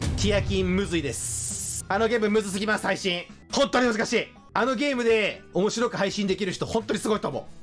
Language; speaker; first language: Japanese; native; Japanese